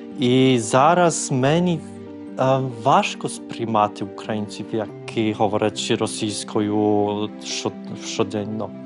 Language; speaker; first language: Ukrainian; non-native, learner; Polish